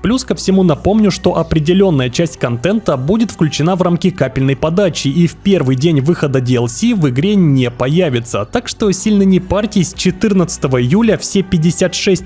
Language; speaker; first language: Russian; native; Russian